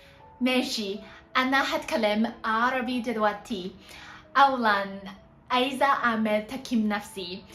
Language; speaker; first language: Arabic; non-native, learner; Chinese